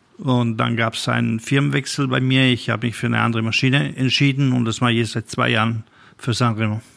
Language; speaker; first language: German; non-native, fluent; Italian